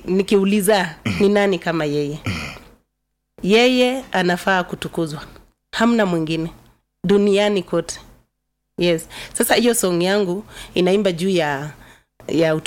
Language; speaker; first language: Swahili; non-native, local second language; Kalenjin